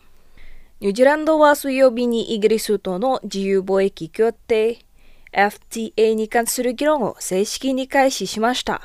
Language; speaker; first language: Japanese; non-native, fluent; Indonesian